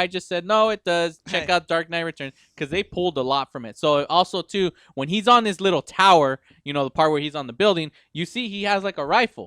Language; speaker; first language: English; native; English